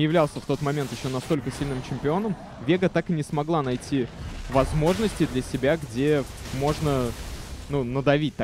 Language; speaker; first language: Russian; native; Russian